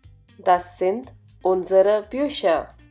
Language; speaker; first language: German; non-native, fluent; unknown